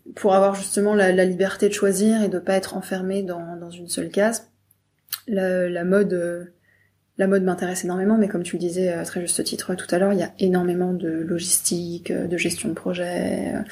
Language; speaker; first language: French; native; French